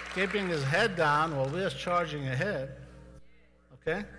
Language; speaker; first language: English; non-native, fluent; Hebrew